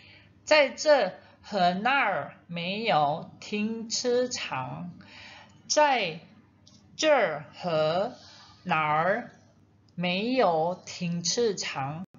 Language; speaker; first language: Chinese; non-native, fluent; Indonesian